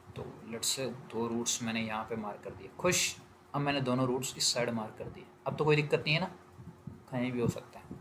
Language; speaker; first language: Hindi; native; Hindi